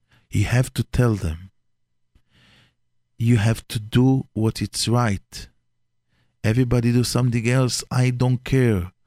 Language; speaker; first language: English; non-native, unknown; Hebrew